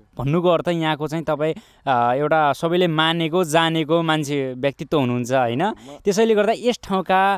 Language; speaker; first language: Nepali; native; Nepali